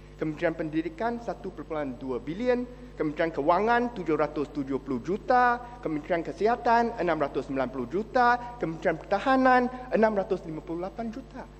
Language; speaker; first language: Malay; non-native, local second language; Chinese